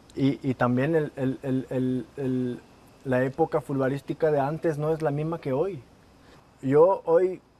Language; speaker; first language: Spanish; non-native, fluent; French